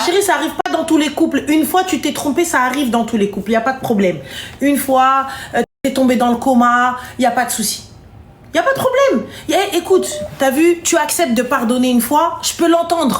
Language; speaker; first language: French; native; French